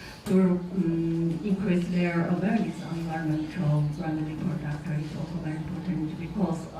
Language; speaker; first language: English; non-native, fluent; Chinese